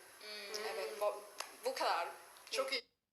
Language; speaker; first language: Turkish; non-native, learner; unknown